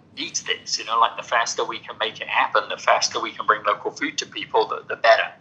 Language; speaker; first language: English; native; English